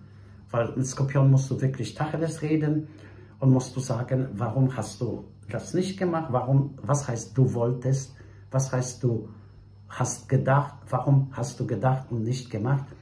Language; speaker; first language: German; non-native, fluent; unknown